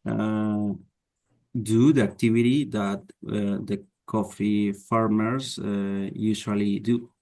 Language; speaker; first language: English; non-native, learner; Spanish